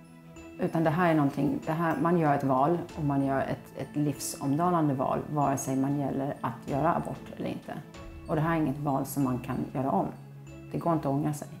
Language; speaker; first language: Swedish; native; Swedish